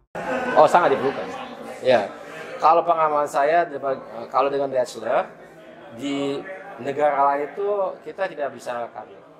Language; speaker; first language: Indonesian; early bilingual, heritage; German